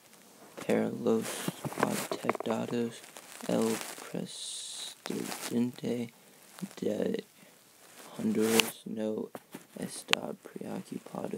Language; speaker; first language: Spanish; non-native, learner; English